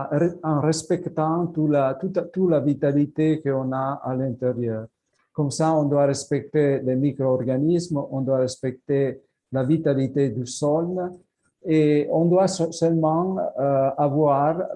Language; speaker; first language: French; non-native, fluent; Italian